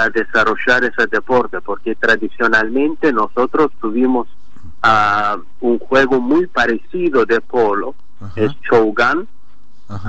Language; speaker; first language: Spanish; non-native, learner; Azerbaijani